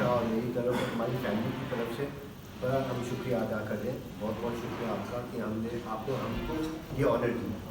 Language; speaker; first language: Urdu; non-native, local second language; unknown